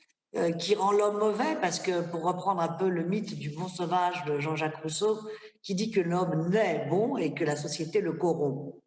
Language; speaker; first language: French; native; French